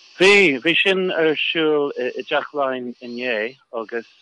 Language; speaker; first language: Irish; non-native, local second language; English